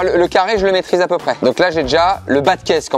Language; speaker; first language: French; native; French